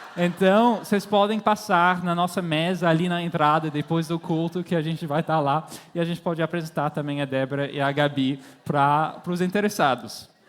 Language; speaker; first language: Portuguese; non-native, fluent; English